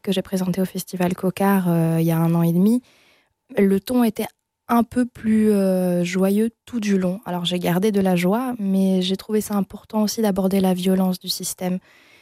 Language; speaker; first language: French; native; French